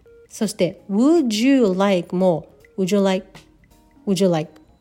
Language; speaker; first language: English; non-native, fluent; Japanese